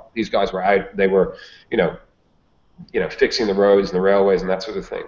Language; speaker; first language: English; native; English